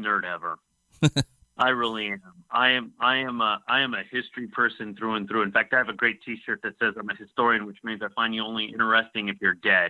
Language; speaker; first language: English; native; English